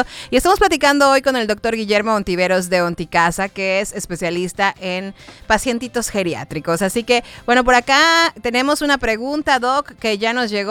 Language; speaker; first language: Spanish; native; Spanish